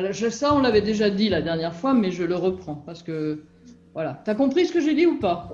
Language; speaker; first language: French; native; French